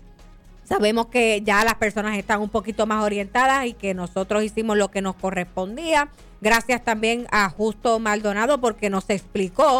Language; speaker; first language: Spanish; native; Spanish